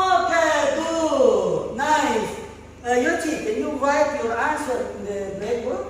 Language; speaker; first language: English; non-native, fluent; Indonesian